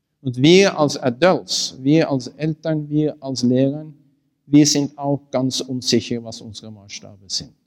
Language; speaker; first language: German; non-native, learner; Norwegian